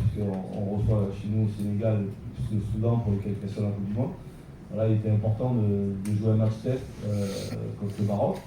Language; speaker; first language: French; native; French